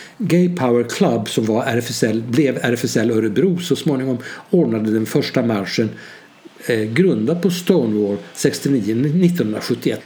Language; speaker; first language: Swedish; early bilingual, other home language; Hungarian